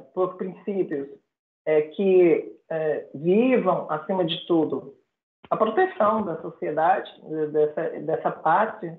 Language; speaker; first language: Portuguese; native; Portuguese